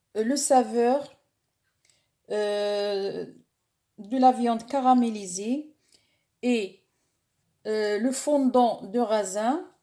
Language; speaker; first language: French; non-native, local second language; Arabic